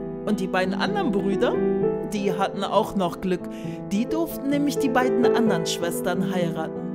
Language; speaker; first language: German; native; German